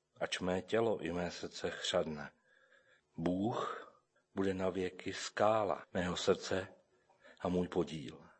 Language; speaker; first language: Czech; native; Czech